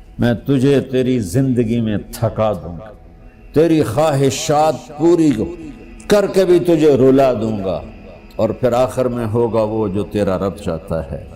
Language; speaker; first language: Urdu; non-native, local second language; Punjabi